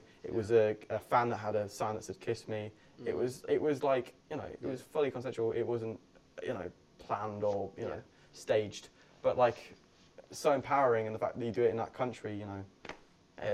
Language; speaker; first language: English; native; English